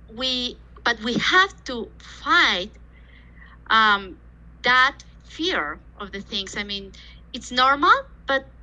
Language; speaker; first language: English; non-native, fluent; Spanish